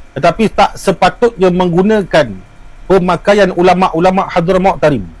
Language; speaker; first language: Malay; native; Malay